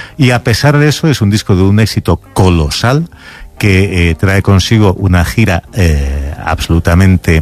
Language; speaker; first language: Spanish; native; Spanish